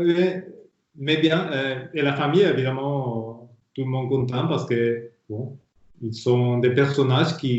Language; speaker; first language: French; non-native, fluent; Spanish